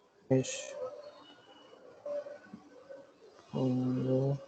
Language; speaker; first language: German; non-native, learner; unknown